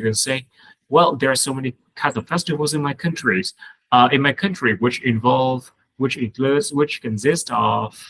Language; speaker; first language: English; non-native, fluent; Vietnamese